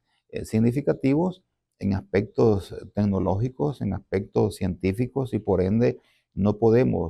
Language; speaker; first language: Spanish; native; Spanish